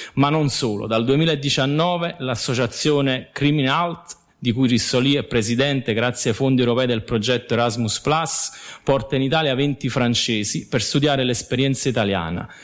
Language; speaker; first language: Italian; native; Italian